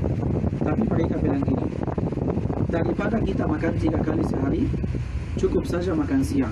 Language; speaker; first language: Indonesian; non-native, fluent; Arabic